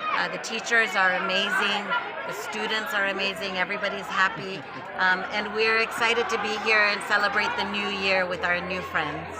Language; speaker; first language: English; native; English